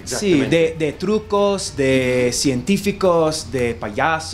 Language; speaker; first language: Spanish; non-native, learner; English